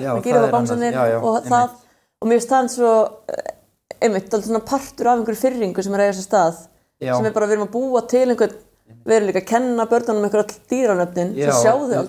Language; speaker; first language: Icelandic; native; Icelandic